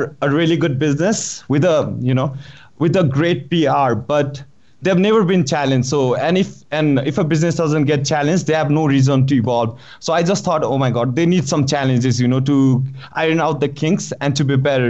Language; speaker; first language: English; non-native, local second language; Nepali